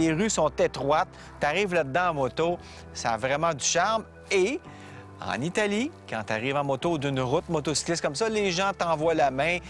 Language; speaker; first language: French; native; French